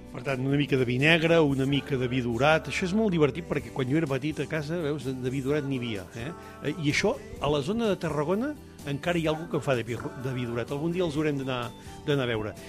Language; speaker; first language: Catalan; native; Catalan